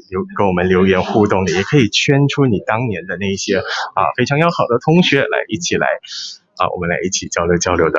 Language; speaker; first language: Chinese; native; Chinese